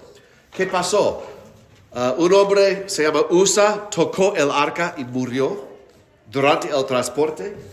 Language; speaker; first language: Spanish; non-native, fluent; English